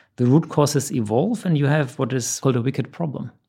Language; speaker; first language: English; non-native, fluent; German